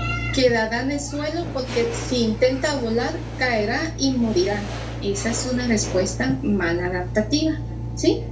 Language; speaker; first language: Spanish; native; Spanish